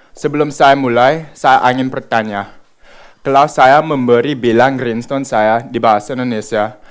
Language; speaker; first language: Indonesian; early bilingual, other home language; English